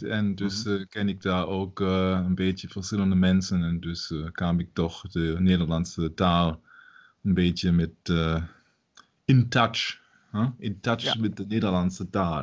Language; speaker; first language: Dutch; non-native, learner; German